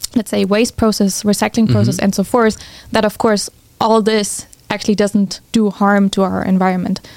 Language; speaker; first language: English; non-native, fluent; German